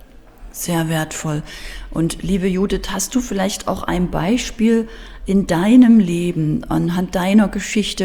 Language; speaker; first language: German; native; German